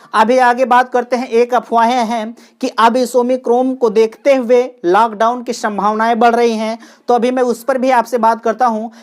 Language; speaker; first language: Hindi; native; Hindi